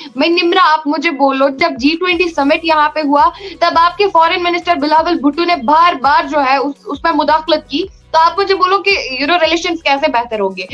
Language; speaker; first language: Hindi; non-native, local second language; Kashmiri